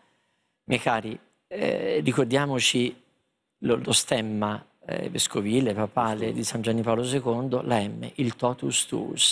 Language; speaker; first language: Italian; native; Italian